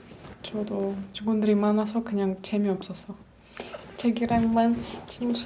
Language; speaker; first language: Korean; non-native, learner; Russian